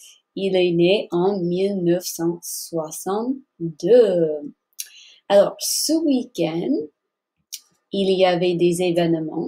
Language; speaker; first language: French; non-native, fluent; English